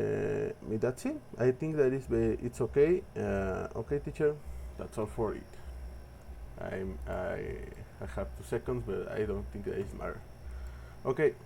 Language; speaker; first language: English; non-native, learner; Spanish